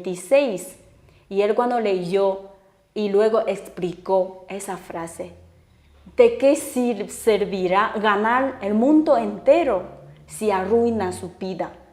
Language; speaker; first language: Spanish; non-native, fluent; Chinese